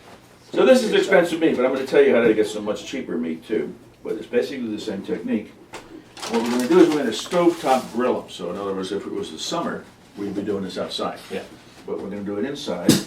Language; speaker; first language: English; native; English